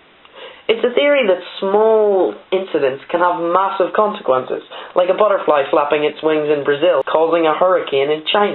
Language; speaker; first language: English; native; English